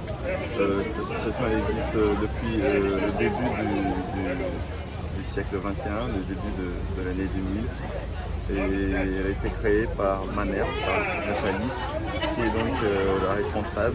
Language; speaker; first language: French; non-native, fluent; Portuguese